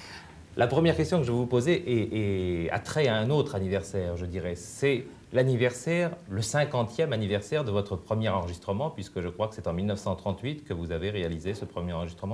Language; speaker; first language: French; native; French